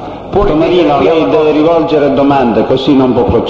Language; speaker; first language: Italian; native; Italian